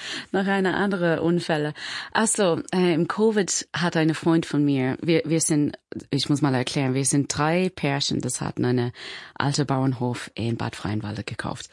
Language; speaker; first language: German; non-native, learner; English